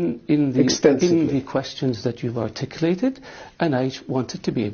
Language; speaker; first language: English; non-native, fluent; Arabic